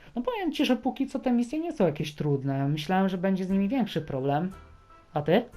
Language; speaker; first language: Polish; native; Polish